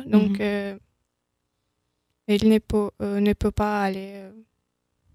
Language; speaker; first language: French; non-native, learner; Ukrainian